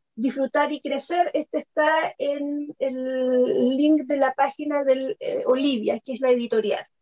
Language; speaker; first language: Spanish; native; Spanish